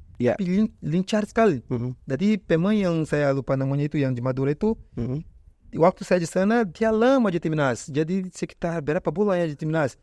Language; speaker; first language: Indonesian; non-native, fluent; Portuguese